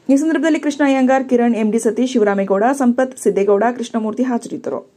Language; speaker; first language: Kannada; native; Kannada